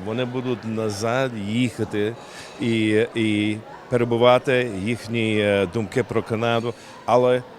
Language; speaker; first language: Ukrainian; early bilingual, heritage; Ukrainian